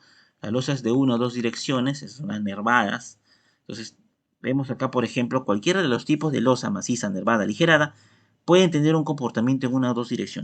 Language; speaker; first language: Spanish; native; Spanish